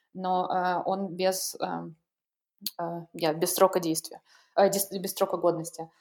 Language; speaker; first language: Russian; native; Russian